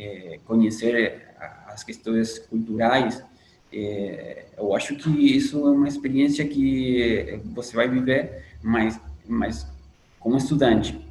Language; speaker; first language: Portuguese; non-native, fluent; Spanish